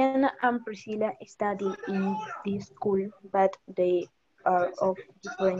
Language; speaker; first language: English; non-native, learner; Spanish